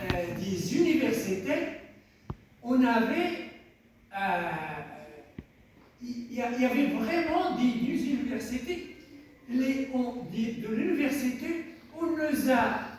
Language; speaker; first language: French; non-native, local second language; Tachelhit